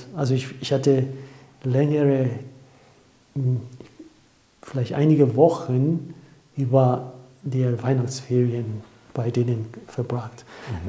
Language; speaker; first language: German; non-native, fluent; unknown